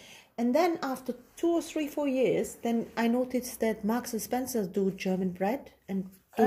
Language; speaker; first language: English; non-native, fluent; German